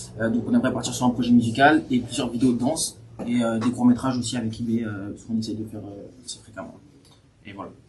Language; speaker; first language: French; early bilingual, other home language; Kabyle